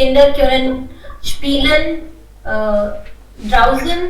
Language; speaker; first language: German; non-native, learner; Hindi